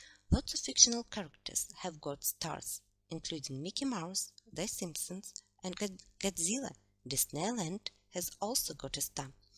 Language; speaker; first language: English; non-native, fluent; Russian